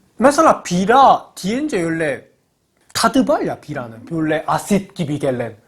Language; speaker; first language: Turkish; non-native, learner; Korean